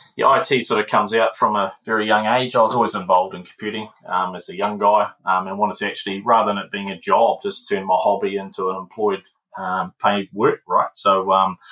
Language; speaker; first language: English; native; English